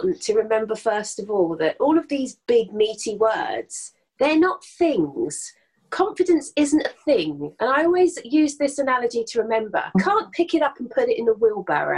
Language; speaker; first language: English; native; English